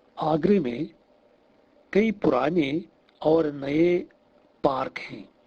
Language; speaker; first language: Hindi; non-native, fluent; Russian